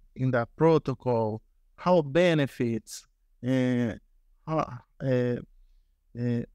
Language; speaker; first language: English; non-native, learner; Portuguese